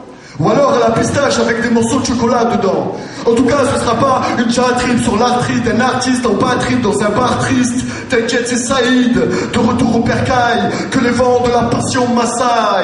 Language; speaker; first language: French; native; French